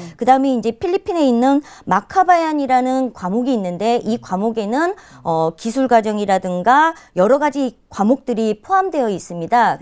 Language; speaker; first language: Korean; native; Korean